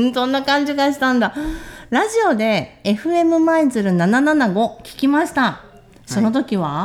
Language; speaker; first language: Japanese; native; Japanese